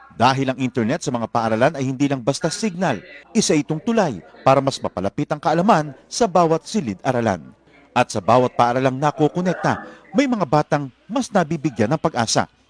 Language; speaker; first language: Filipino; native; Filipino